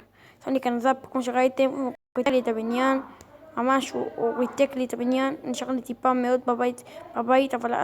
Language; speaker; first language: Hebrew; native; Hebrew